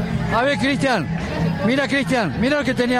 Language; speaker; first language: Spanish; native; Spanish